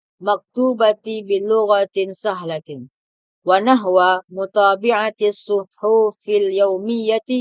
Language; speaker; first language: Arabic; non-native, learner; Indonesian